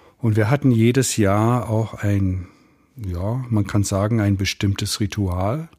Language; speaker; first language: German; non-native, fluent; English